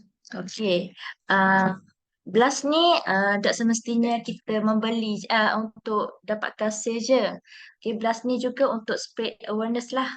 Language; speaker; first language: Malay; native; Malay